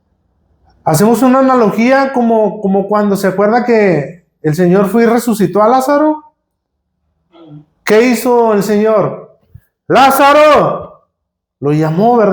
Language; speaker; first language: Spanish; native; Spanish